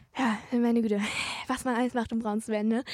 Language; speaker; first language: German; native; German